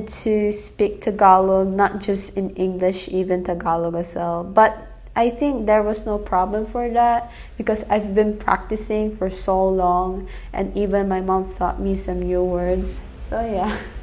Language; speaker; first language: English; native; English